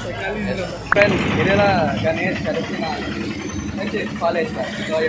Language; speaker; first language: Tamil; native; Tamil